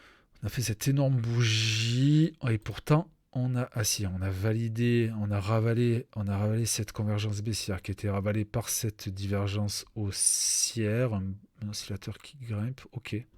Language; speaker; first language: French; native; French